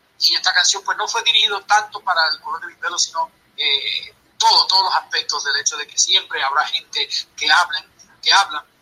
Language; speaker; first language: Spanish; early bilingual, heritage; Spanish